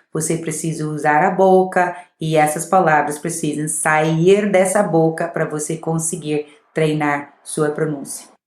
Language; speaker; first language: Portuguese; non-native, fluent; English